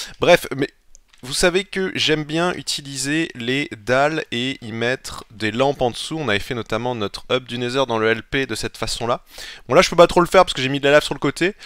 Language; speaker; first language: French; native; French